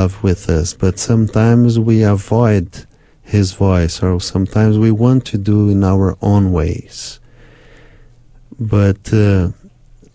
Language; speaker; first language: English; non-native, fluent; Portuguese